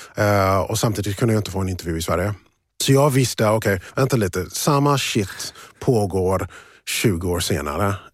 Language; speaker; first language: Swedish; early bilingual, other home language; English